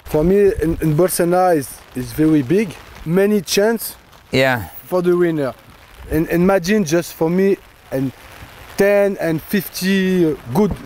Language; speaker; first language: English; non-native, learner; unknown